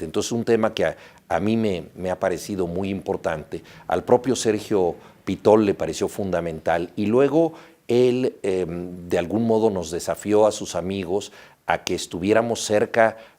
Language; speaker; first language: Spanish; native; Spanish